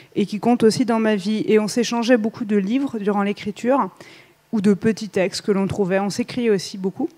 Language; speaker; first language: French; native; French